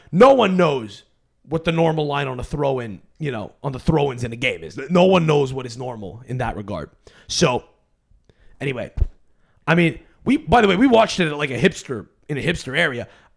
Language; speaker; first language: English; native; English